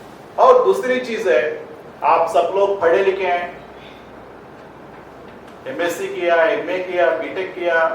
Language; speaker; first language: Hindi; non-native, local second language; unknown